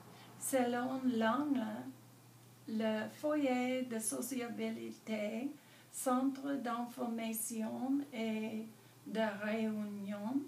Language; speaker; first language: French; non-native, learner; English